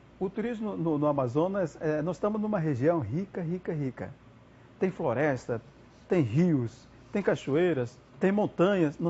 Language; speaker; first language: Portuguese; non-native, local second language; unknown